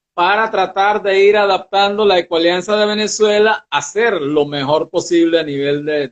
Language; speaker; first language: Spanish; early bilingual, other home language; Portuguese